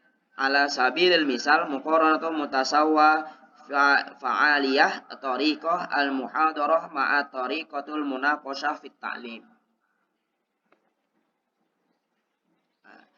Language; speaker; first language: Arabic; non-native, learner; Indonesian